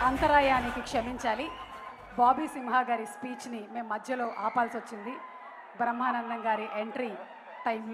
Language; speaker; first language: Telugu; native; Telugu